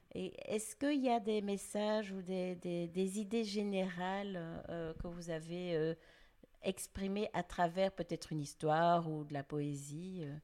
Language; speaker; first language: French; native; French